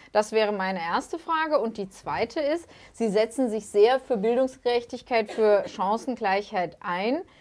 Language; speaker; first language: German; native; German